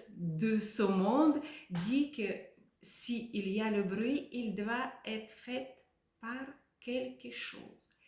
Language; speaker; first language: French; non-native, fluent; Russian